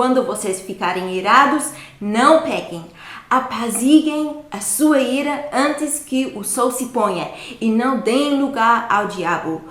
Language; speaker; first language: Portuguese; non-native, fluent; English